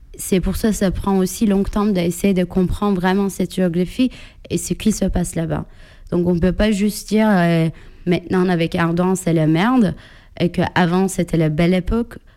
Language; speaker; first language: French; non-native, fluent; Turkish